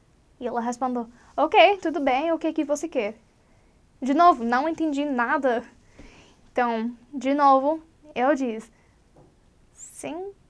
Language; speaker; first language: Portuguese; non-native, learner; English